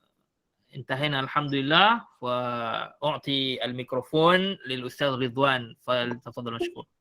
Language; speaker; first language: Arabic; non-native, fluent; Malay